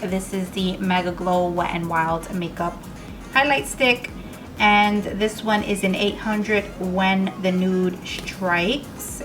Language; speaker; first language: English; native; English